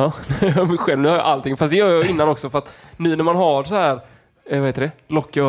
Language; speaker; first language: Swedish; native; Swedish